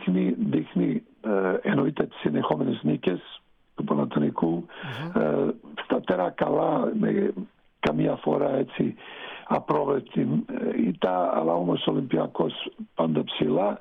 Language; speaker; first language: Greek; non-native, fluent; Serbian